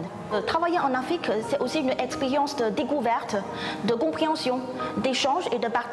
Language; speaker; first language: French; non-native, fluent; Chinese